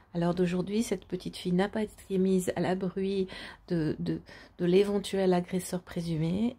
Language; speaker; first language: French; native; French